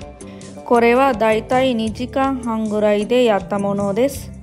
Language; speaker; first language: Japanese; non-native, learner; Sinhala